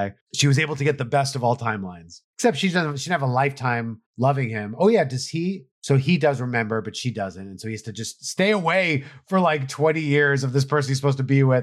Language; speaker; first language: English; native; English